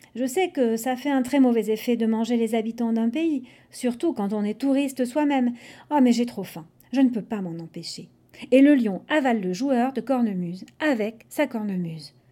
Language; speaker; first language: French; non-native, fluent; English